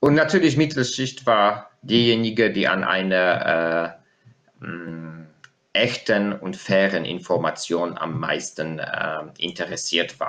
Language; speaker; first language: German; non-native, fluent; Polish